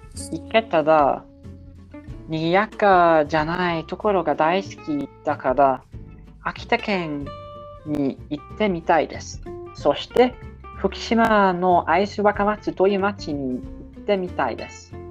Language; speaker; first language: Japanese; non-native, learner; English